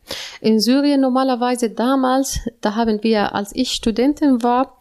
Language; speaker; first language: German; non-native, learner; Arabic